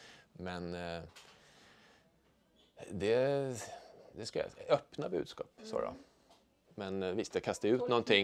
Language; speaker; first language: Swedish; native; Swedish